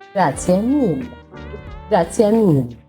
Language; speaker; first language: Italian; non-native, learner; Arabic